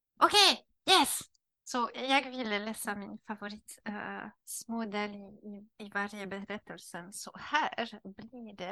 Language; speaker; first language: Swedish; non-native, learner; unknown